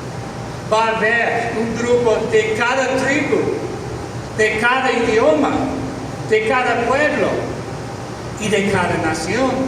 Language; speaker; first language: Spanish; non-native, fluent; English